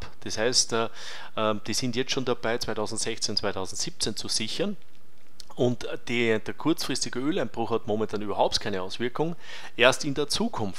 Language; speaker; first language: German; native; German